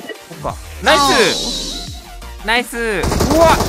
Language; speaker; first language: Japanese; native; Japanese